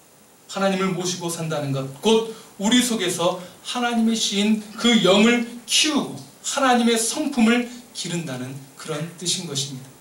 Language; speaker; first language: Korean; native; Korean